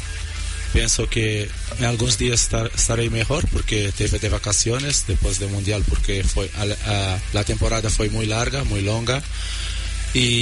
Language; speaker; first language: Spanish; non-native, learner; Portuguese